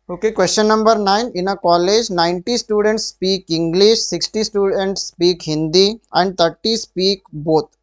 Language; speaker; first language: English; non-native, local second language; Kannada